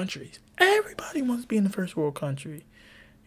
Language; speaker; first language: English; native; English